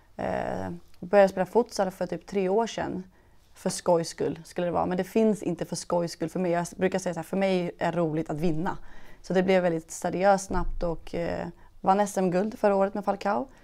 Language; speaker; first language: Swedish; early bilingual, other home language; Persian